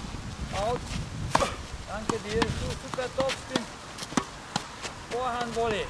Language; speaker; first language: German; non-native, learner; Hungarian